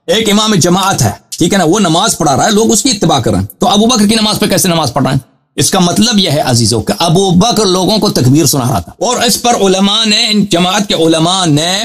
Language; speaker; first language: Urdu; non-native, fluent; Persian